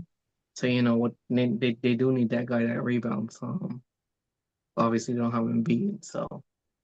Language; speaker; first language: English; native; English